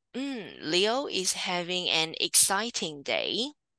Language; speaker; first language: English; non-native, fluent; Chinese